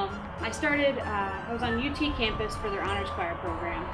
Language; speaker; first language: English; native; English